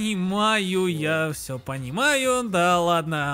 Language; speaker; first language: Russian; native; Russian